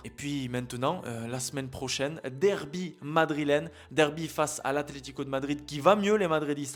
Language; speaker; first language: French; native; French